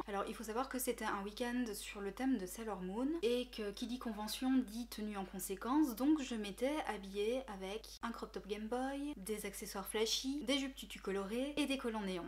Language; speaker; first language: French; native; French